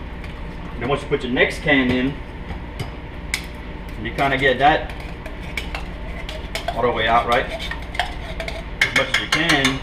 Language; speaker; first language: English; native; English